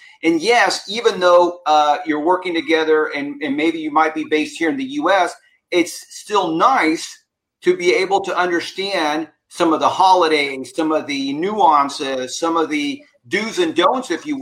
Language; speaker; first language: English; native; English